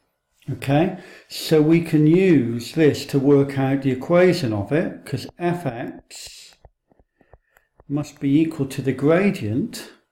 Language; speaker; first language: English; native; English